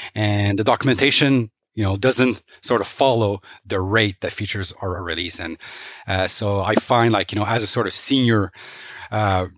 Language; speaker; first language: English; non-native, fluent; French